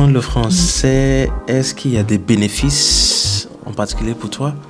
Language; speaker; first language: French; non-native, fluent; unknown